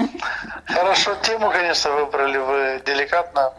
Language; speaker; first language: Russian; non-native, local second language; Romanian